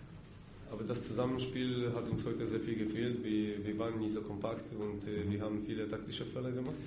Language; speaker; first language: German; non-native, fluent; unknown